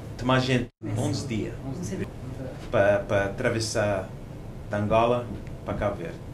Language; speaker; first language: Portuguese; non-native, local second language; Kabuverdianu